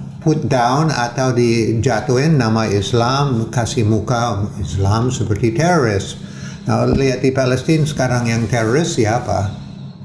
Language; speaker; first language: Indonesian; non-native, fluent; English